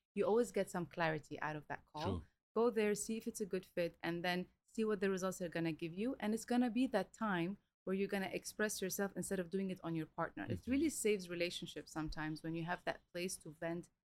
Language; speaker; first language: English; early bilingual, other home language; Arabic